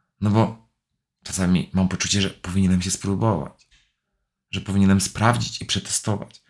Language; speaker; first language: Polish; native; Polish